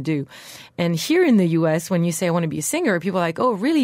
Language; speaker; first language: English; non-native, fluent; French